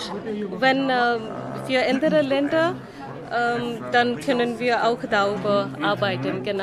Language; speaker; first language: German; non-native, learner; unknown